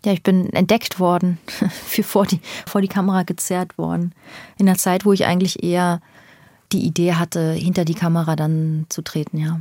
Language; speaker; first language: German; early bilingual, other home language; Persian